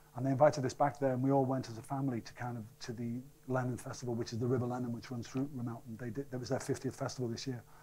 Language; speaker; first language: English; native; English